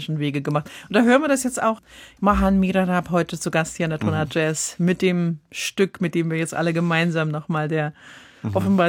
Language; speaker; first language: German; native; German